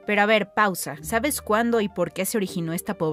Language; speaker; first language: Spanish; native; Spanish